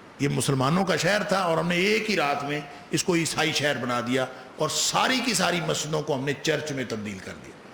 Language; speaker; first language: Urdu; non-native, local second language; Punjabi